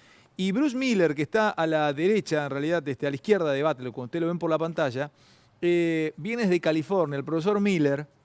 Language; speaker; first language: Spanish; native; Spanish